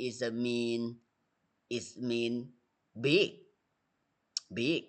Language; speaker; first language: English; non-native, learner; Thai